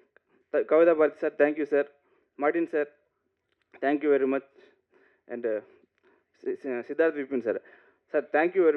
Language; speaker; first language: Tamil; non-native, learner; Telugu